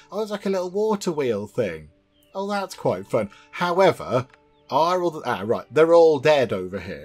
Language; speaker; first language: English; native; English